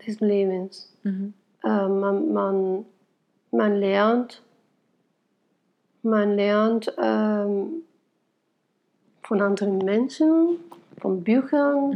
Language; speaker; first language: German; non-native, fluent; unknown